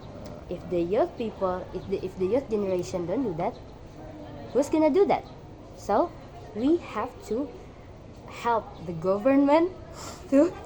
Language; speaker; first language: English; non-native, learner; Indonesian